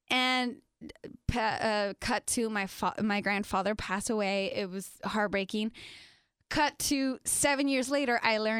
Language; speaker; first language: English; non-native, fluent; Spanish